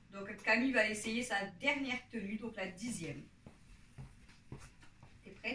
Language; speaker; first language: French; native; French